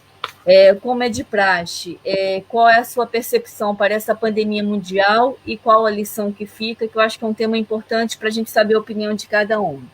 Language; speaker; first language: Portuguese; native; Portuguese